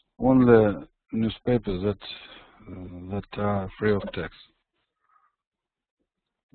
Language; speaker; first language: English; non-native, learner; Russian